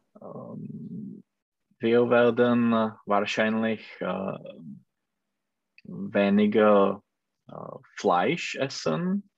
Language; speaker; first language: German; non-native, learner; Czech